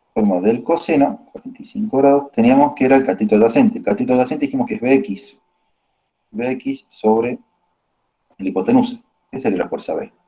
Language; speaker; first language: Spanish; native; Spanish